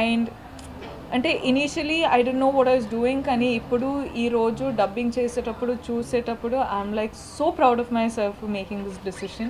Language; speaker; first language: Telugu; non-native, local second language; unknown